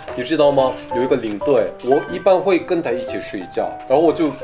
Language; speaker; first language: Chinese; non-native, fluent; Korean